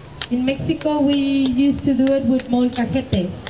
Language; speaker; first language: English; non-native, learner; Spanish